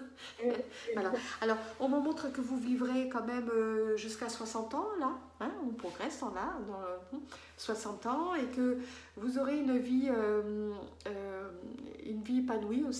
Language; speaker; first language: French; native; French